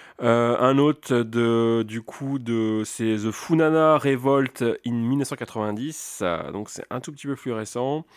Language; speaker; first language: French; native; French